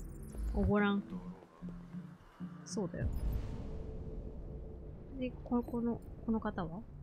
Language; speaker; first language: Japanese; native; Japanese